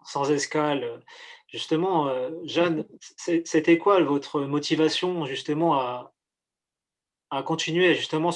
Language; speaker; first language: French; native; French